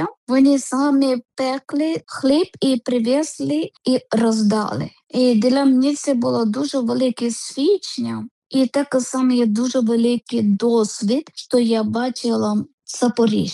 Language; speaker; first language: Ukrainian; non-native, learner; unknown